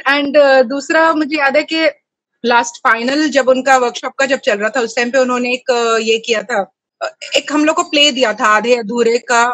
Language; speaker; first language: Hindi; native; Hindi